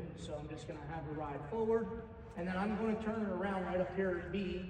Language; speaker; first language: English; native; English